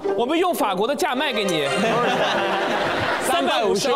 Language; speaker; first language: Chinese; native; Chinese